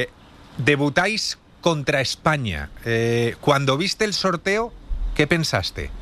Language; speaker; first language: Spanish; native; Spanish